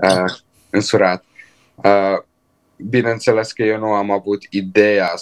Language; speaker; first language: Romanian; early bilingual, heritage; Romanian